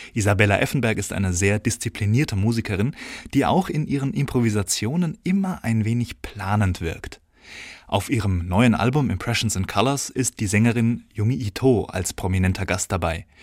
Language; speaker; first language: German; native; German